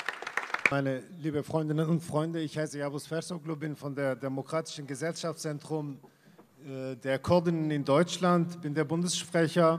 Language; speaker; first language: German; early bilingual, other home language; Kurdish